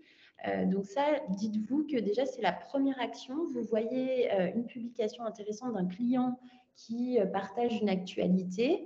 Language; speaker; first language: French; native; French